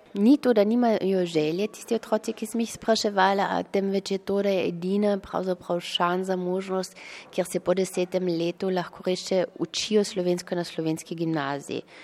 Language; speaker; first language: Slovenian; early bilingual, heritage; Slovenian